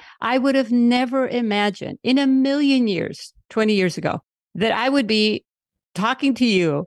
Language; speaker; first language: English; non-native, local second language; Spanish